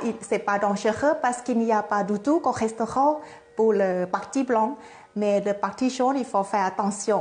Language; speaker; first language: French; non-native, fluent; Thai